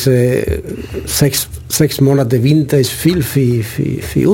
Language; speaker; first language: German; non-native, fluent; Spanish